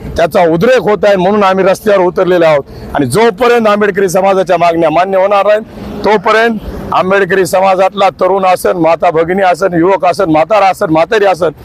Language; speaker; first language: Marathi; native; Marathi